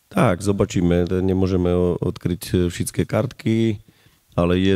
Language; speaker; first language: Polish; non-native, learner; Slovak